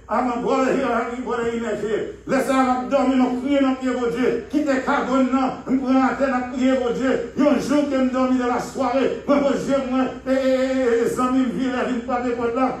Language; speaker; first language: English; non-native, fluent; Haitian Creole